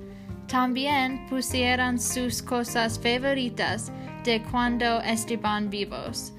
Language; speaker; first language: Spanish; non-native, learner; English